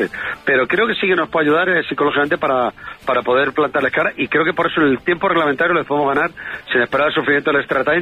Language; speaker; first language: Spanish; native; Spanish